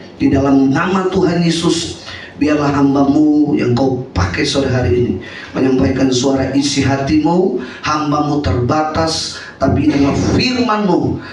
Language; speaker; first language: Indonesian; native; Indonesian